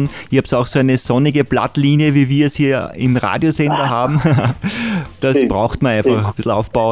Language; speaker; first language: German; native; German